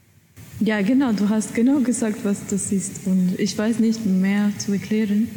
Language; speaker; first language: German; non-native, learner; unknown